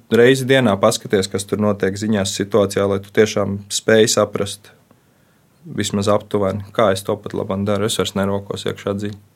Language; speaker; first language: Latvian; native; Latvian